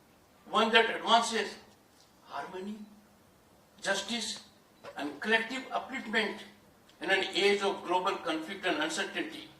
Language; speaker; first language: English; non-native, local second language; Hindi